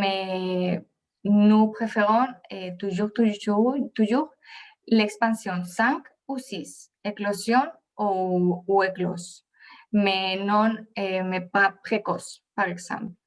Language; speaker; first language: French; non-native, fluent; Spanish